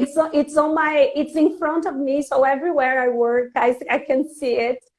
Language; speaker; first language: English; non-native, fluent; Portuguese